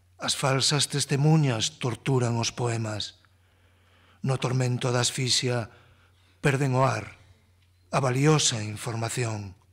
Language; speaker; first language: Galician; native; Galician